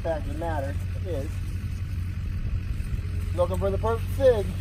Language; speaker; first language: English; native; English